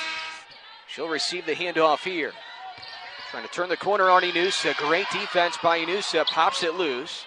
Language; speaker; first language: English; native; English